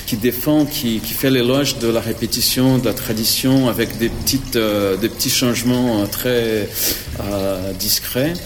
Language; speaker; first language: French; non-native, fluent; Portuguese